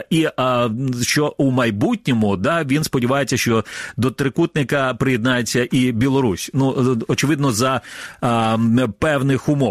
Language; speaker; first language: Ukrainian; native; Ukrainian